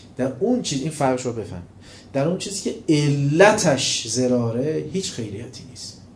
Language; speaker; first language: Persian; non-native, local second language; Azerbaijani